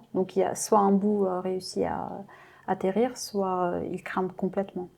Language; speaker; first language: French; non-native, local second language; Arabic